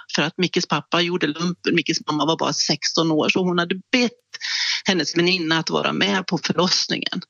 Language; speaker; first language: Swedish; native; Swedish